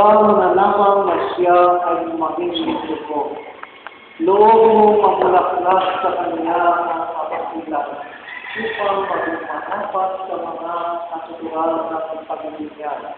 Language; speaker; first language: Filipino; native; Filipino